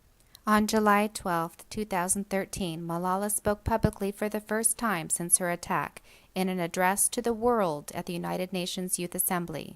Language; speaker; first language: English; native; English